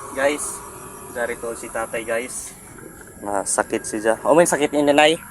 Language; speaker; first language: Cebuano; non-native, local second language; Surigaonon